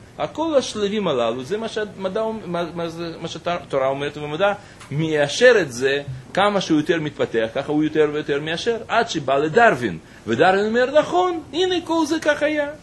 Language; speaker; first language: Hebrew; non-native, fluent; Russian